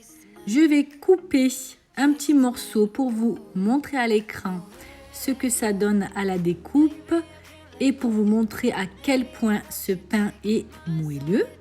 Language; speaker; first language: French; native; French